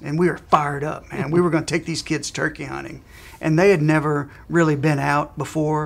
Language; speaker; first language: English; native; English